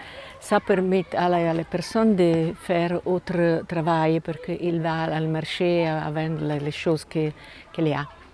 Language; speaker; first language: French; non-native, learner; Italian